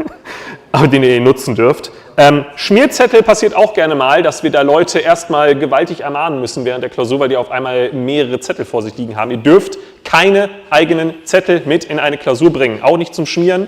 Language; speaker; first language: German; native; German